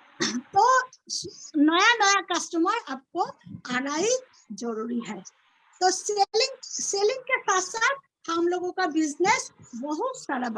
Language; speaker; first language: Hindi; non-native, local second language; Bangla